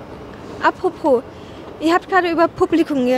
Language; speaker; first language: German; native; German